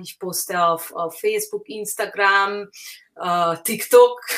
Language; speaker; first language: German; non-native, fluent; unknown